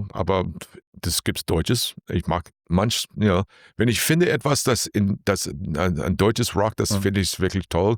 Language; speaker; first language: German; non-native, learner; English